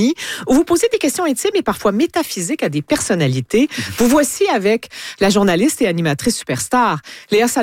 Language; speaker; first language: French; native; French